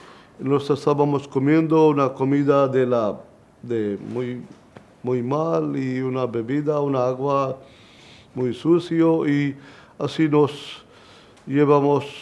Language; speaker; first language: Spanish; non-native, learner; Punjabi